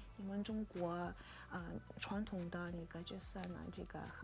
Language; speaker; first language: Chinese; non-native, fluent; Russian